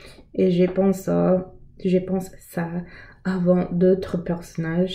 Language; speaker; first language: French; non-native, learner; English